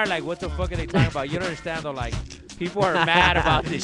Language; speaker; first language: English; native; English